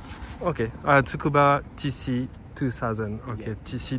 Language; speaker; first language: English; non-native, learner; French